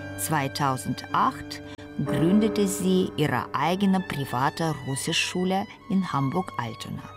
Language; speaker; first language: German; non-native, fluent; Russian